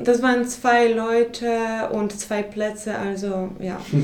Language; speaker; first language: German; non-native, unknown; Polish